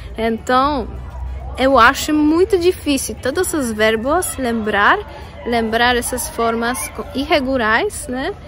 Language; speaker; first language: Portuguese; non-native, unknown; Polish